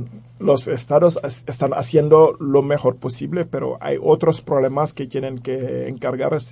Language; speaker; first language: Spanish; non-native, fluent; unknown